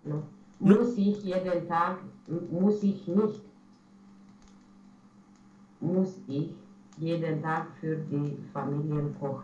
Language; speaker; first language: German; non-native, learner; Romanian